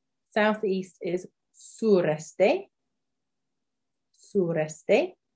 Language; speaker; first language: English; native; English